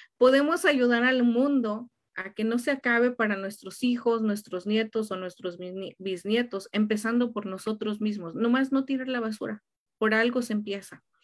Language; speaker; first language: Spanish; native; Spanish